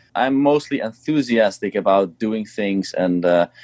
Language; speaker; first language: English; non-native, fluent; Dutch